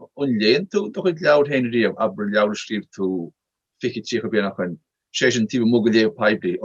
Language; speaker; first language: Irish; native; Irish